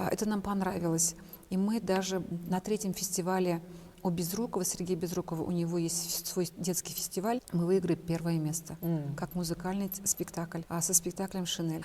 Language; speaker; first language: Russian; non-native, local second language; Chuvash